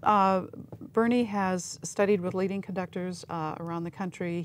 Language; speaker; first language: English; native; English